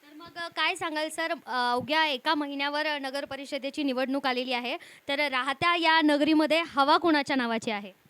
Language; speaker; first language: Marathi; native; Marathi